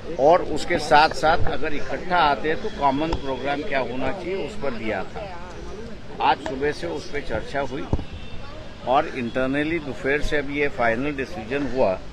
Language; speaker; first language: Hindi; non-native, local second language; Marathi